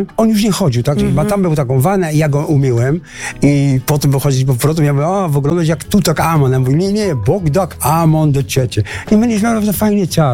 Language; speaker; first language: Polish; non-native, learner; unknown